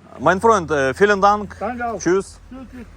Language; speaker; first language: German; non-native, learner; Ukrainian